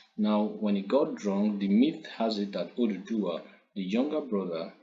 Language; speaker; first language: English; non-native, local second language; Yoruba